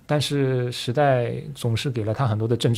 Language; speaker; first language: Chinese; native; Chinese